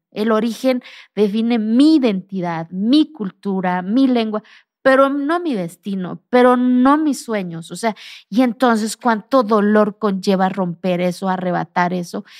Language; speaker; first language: Spanish; non-native, local second language; Zapotec